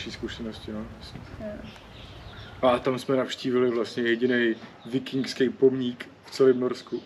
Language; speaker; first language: Czech; native; Czech